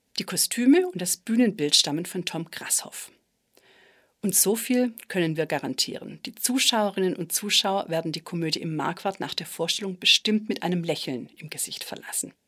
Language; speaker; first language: German; native; German